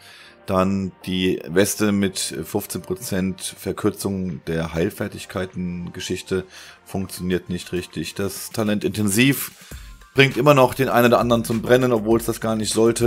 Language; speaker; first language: German; native; German